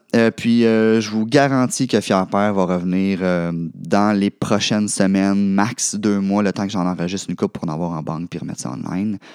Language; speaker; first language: French; native; French